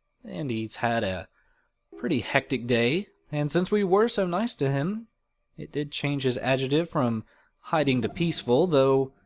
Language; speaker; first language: English; native; English